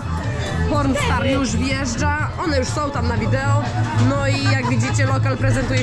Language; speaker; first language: Polish; native; Polish